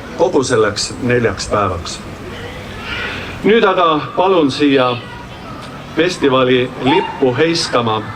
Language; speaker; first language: Estonian; native; Estonian